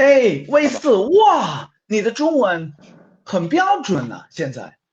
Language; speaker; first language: Chinese; non-native, fluent; Swedish